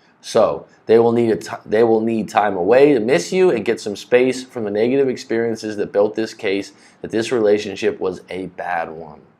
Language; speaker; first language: English; native; English